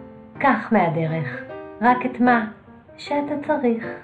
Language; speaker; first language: Hebrew; native; Hebrew